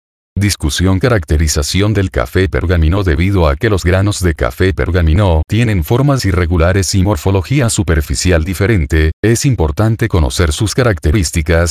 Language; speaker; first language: Spanish; native; Spanish